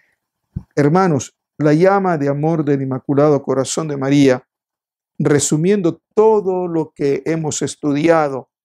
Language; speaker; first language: Spanish; native; Spanish